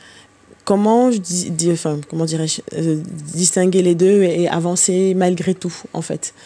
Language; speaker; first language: French; native; French